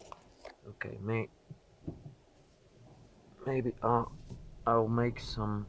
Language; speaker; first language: English; non-native, fluent; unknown